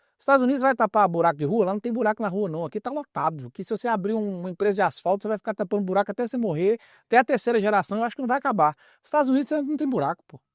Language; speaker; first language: Portuguese; native; Portuguese